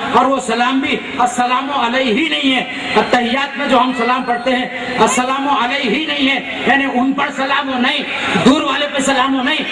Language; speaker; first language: Urdu; native; Urdu